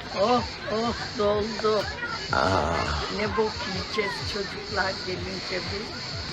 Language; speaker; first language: Turkish; native; Turkish